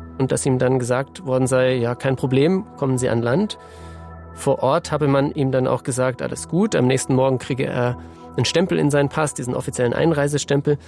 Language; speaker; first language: German; native; German